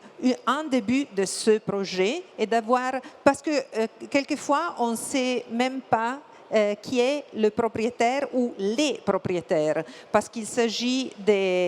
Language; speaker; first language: French; non-native, fluent; Italian